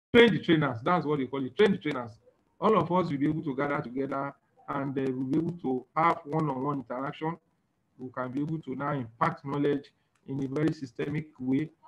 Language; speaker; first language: English; non-native, local second language; Yoruba